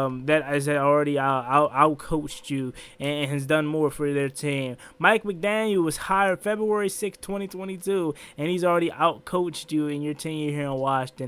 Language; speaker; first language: English; native; English